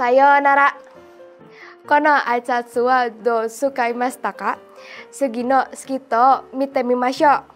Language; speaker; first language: Japanese; non-native, learner; Indonesian